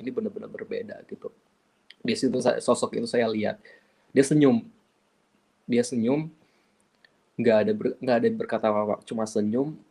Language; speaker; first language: Indonesian; non-native, local second language; Achinese